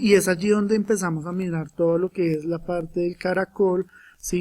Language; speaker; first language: Spanish; native; Spanish